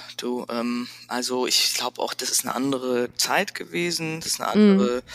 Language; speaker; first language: German; native; German